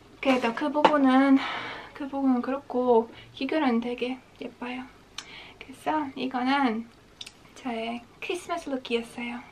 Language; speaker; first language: Korean; non-native, fluent; Latvian